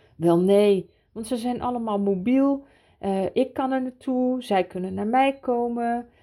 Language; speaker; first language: Dutch; early bilingual, heritage; Dutch